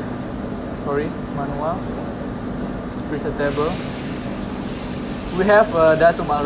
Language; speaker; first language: English; non-native, learner; Indonesian